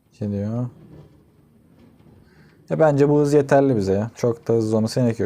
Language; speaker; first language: Turkish; native; Turkish